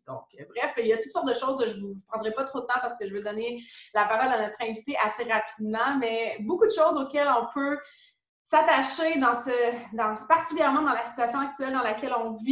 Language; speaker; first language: French; native; French